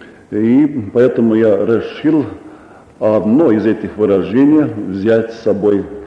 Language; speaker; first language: Russian; non-native, local second language; Estonian